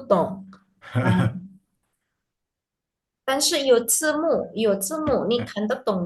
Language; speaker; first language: Chinese; non-native, fluent; Indonesian